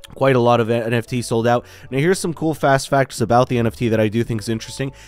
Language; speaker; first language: English; native; English